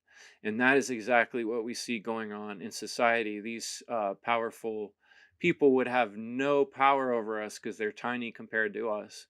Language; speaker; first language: English; native; English